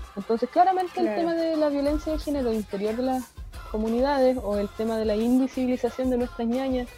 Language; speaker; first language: Spanish; native; Spanish